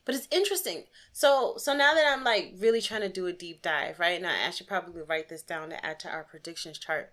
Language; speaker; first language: English; native; English